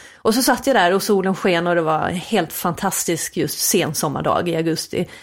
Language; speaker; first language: Swedish; native; Swedish